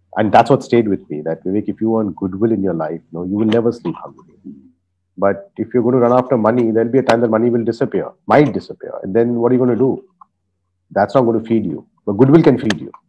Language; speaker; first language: English; non-native, local second language; Hindi